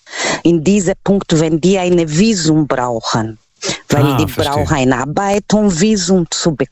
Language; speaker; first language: German; non-native, learner; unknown